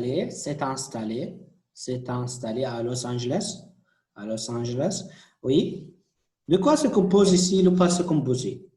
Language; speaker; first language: French; non-native, fluent; Arabic